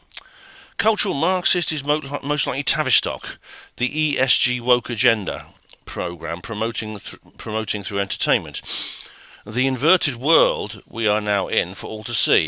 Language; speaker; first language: English; native; English